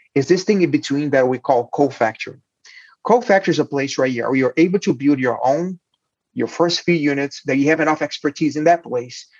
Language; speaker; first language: English; non-native, fluent; Portuguese